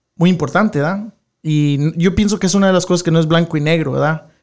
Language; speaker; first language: Spanish; early bilingual, heritage; Spanish